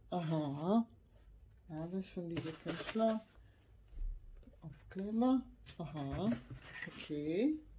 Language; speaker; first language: German; non-native, learner; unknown